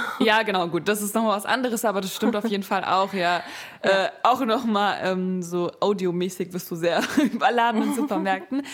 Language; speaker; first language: German; native; German